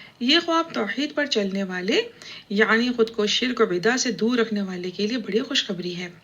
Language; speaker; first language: Urdu; native; Urdu